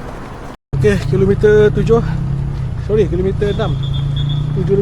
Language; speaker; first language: English; non-native, local second language; Malay